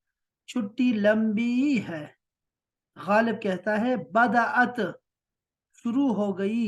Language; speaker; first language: Urdu; native; Urdu